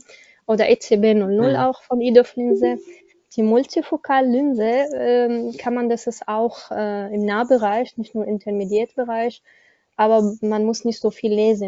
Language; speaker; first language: German; non-native, learner; Arabic